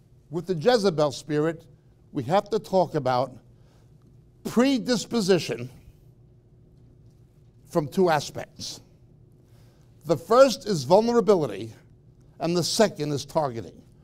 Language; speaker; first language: English; native; English